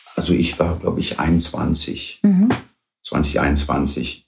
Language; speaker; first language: German; early bilingual, other home language; English